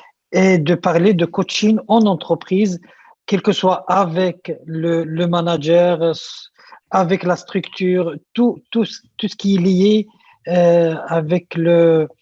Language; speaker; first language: French; non-native, local second language; Arabic